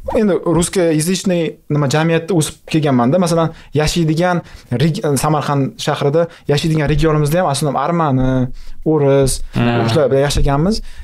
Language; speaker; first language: Uzbek; non-native, local second language; Russian